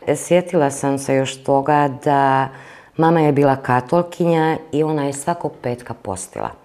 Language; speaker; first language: Croatian; non-native, local second language; Hungarian